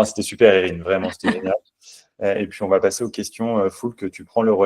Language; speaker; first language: French; native; French